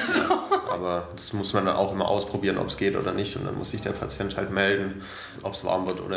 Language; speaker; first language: German; native; German